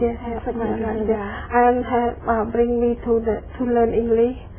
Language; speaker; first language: English; non-native, learner; Khmer